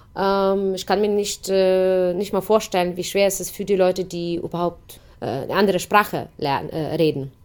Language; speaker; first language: German; non-native, fluent; Ukrainian